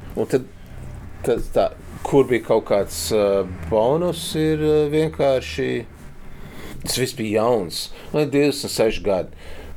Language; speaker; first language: Latvian; early bilingual, heritage; Latvian